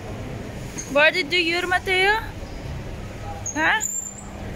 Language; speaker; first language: Norwegian; non-native, fluent; Filipino